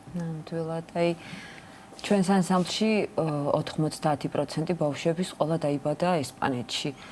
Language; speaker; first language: Georgian; native; Georgian